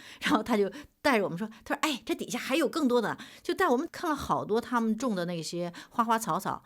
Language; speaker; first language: Chinese; native; Chinese